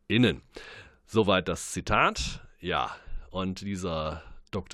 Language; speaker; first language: German; native; German